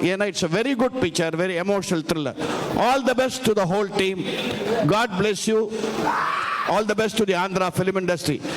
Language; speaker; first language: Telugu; non-native, learner; Punjabi